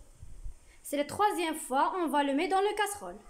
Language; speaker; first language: French; non-native, learner; Arabic